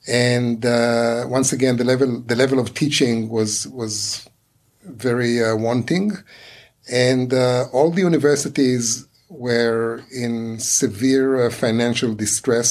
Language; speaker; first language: English; non-native, fluent; Hebrew